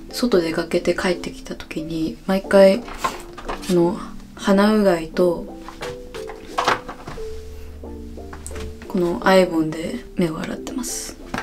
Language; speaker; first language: Japanese; early bilingual, heritage; Japanese